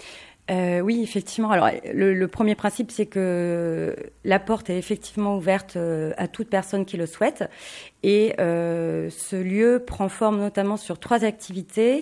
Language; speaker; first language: French; native; French